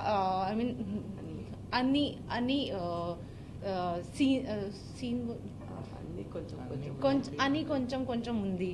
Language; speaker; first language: Telugu; non-native, learner; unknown